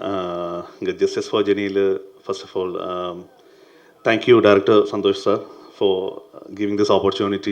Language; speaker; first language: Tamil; non-native, learner; Malayalam